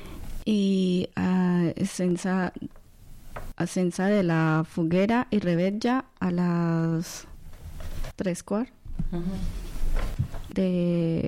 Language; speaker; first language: Catalan; non-native, learner; Spanish